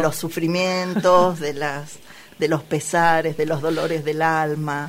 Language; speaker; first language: Spanish; native; Spanish